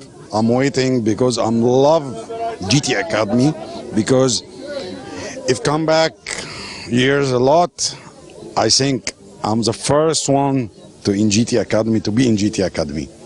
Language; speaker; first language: English; non-native, learner; Arabic